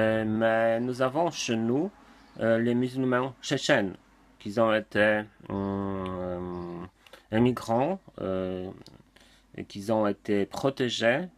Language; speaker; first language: French; non-native, learner; Polish